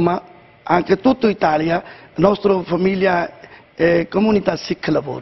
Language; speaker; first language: Italian; non-native, learner; Punjabi